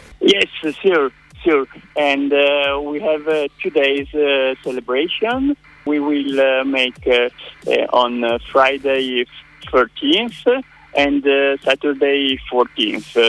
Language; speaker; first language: English; non-native, learner; Italian